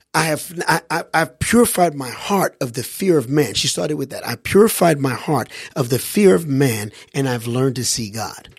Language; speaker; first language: English; early bilingual, other home language; Haitian Creole